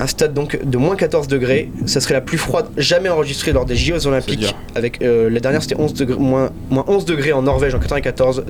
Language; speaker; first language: French; native; French